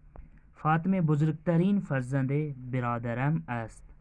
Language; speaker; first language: Persian; non-native, fluent; Urdu